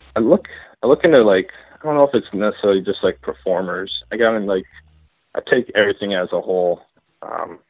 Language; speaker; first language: English; native; English